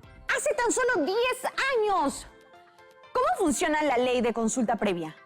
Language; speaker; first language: Spanish; native; Spanish